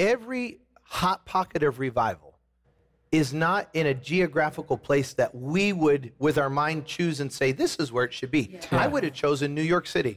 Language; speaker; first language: English; native; English